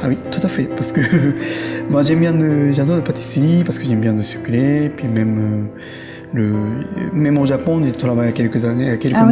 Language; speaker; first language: French; non-native, fluent; Japanese